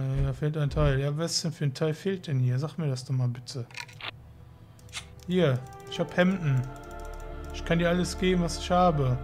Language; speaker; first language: German; native; German